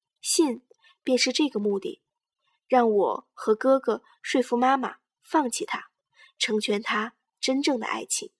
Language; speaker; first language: Chinese; native; Chinese